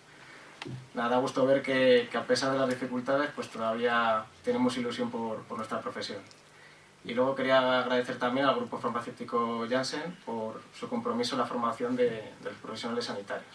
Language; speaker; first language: Spanish; native; Spanish